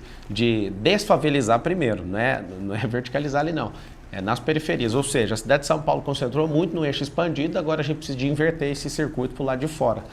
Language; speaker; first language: Portuguese; native; Portuguese